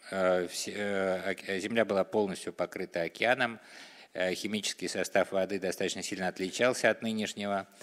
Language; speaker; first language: Russian; native; Russian